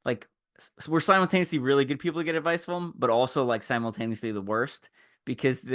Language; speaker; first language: English; native; English